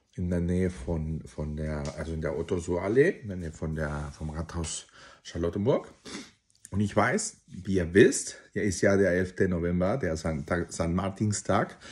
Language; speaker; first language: German; non-native, fluent; Spanish